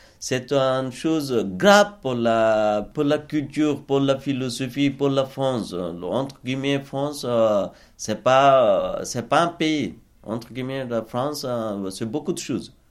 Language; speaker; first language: French; non-native, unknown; Bangla